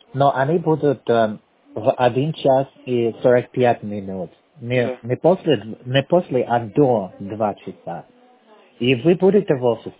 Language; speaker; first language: Russian; non-native, learner; English